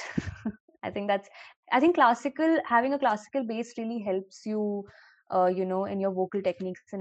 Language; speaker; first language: English; non-native, local second language; Hindi